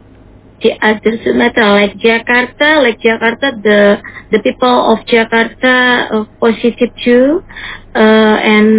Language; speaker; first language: English; non-native, learner; Indonesian